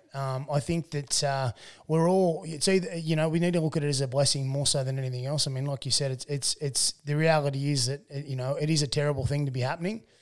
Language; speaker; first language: English; native; English